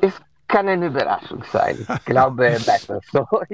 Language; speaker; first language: German; non-native, local second language; Italian